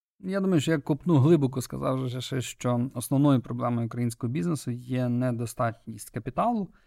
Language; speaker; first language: Ukrainian; native; Ukrainian